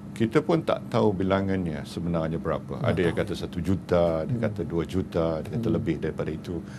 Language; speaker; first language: Malay; native; Malay